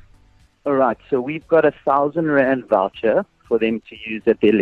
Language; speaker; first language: English; native; English